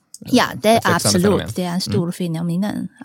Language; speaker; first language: Swedish; non-native, fluent; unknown